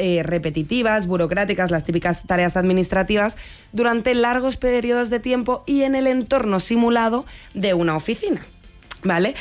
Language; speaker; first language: Spanish; native; Spanish